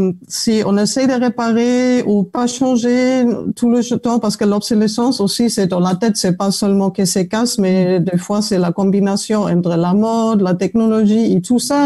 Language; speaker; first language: French; non-native, fluent; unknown